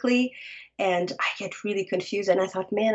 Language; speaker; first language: English; non-native, fluent; Portuguese